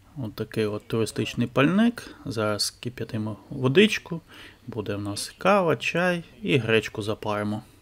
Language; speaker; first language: Ukrainian; non-native, local second language; Russian